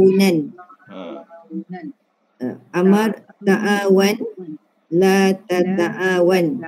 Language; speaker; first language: Arabic; non-native, learner; Malay